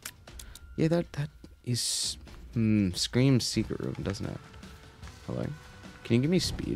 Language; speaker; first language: English; native; English